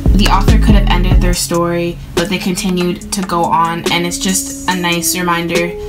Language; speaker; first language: English; native; English